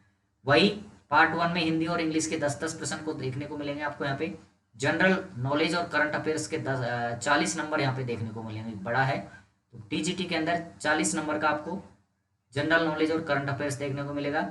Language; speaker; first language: Hindi; native; Hindi